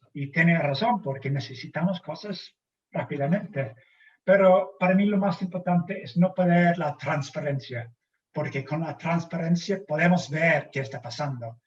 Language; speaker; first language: Spanish; non-native, fluent; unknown